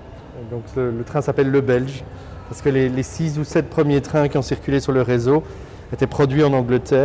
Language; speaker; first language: French; native; French